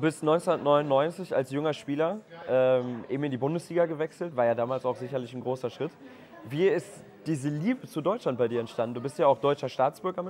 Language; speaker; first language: German; native; German